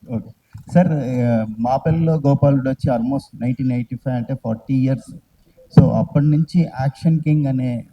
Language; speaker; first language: Telugu; native; Telugu